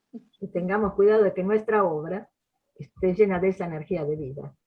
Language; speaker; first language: Spanish; native; Spanish